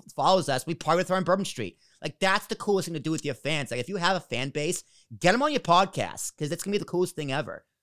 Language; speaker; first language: English; native; English